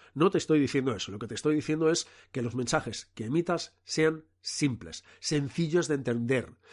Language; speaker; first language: Spanish; non-native, local second language; Catalan